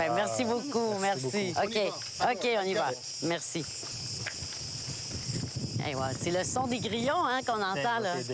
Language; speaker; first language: French; native; French